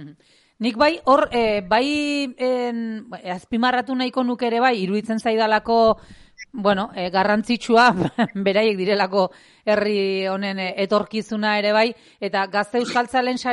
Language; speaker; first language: Basque; native; Basque